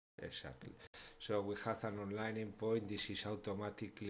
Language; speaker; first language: English; non-native, fluent; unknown